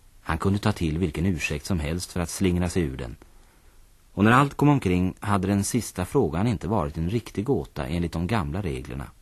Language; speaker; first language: Swedish; native; Swedish